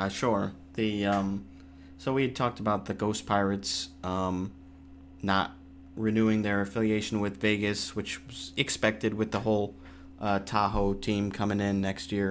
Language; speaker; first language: English; native; English